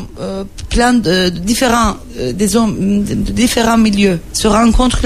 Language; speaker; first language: French; non-native, learner; Turkish